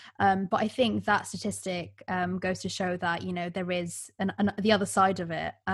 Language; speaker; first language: English; early bilingual, other home language; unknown